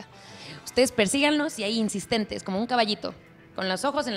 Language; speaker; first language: Spanish; native; Spanish